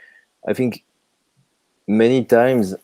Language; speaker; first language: English; non-native, fluent; French